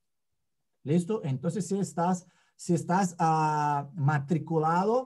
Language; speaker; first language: Spanish; non-native, fluent; Portuguese